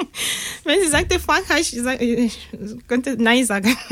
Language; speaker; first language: German; non-native, learner; French